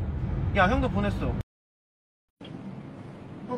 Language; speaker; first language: Korean; native; Korean